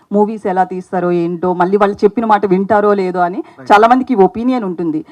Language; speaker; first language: Telugu; native; Telugu